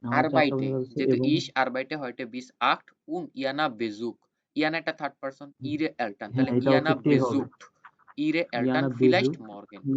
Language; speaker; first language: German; non-native, fluent; Bangla